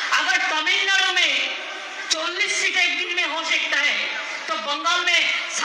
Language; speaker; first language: Hindi; non-native, local second language; Bangla